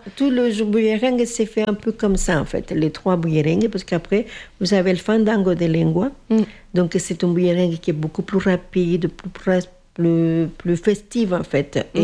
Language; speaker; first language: French; non-native, fluent; Spanish